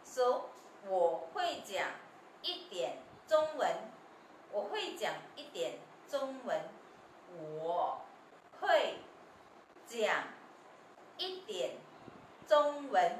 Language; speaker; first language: Chinese; non-native, fluent; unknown